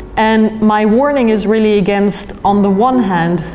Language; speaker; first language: English; non-native, fluent; Dutch